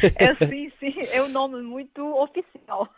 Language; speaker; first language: Portuguese; non-native, fluent; Chinese